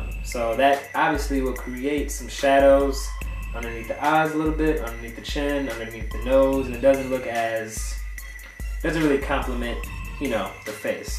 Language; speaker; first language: English; native; English